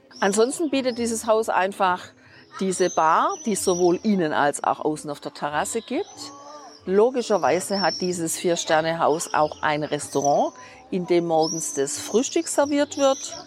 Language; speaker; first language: German; native; German